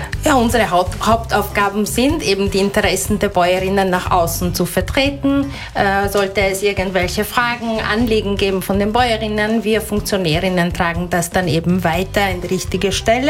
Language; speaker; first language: German; native; German